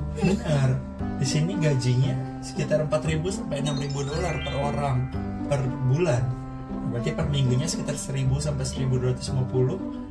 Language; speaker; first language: Indonesian; native; Indonesian